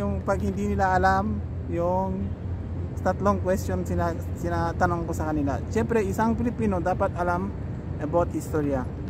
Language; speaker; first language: Filipino; non-native, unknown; Persian